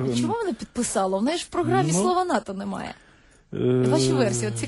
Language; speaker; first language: Ukrainian; native; Ukrainian